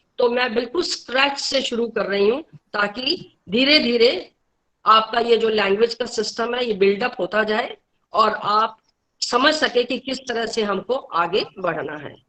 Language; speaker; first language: Hindi; native; Hindi